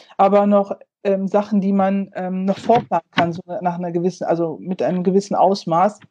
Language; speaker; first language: German; early bilingual, other home language; Turkish